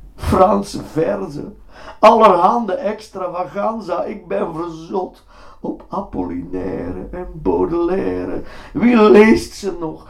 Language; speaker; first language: Dutch; native; Dutch